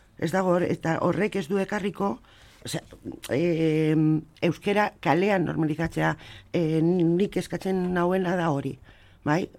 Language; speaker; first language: Basque; non-native, local second language; Spanish